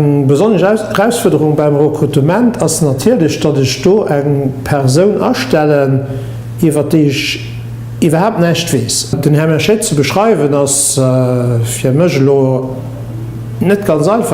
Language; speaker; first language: German; non-native, local second language; Luxembourgish